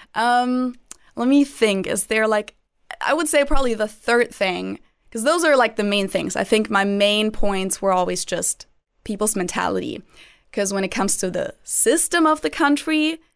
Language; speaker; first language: English; non-native, fluent; German